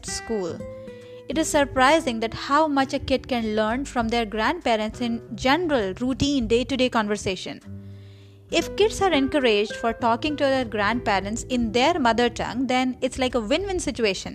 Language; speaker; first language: English; non-native, local second language; Marathi